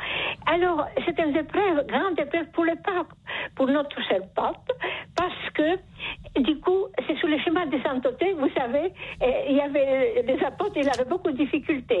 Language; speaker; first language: French; non-native, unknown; Polish